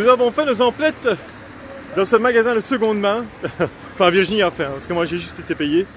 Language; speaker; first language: French; native; French